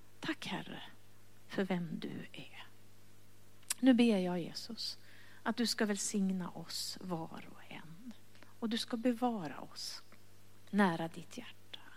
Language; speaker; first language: Swedish; native; Swedish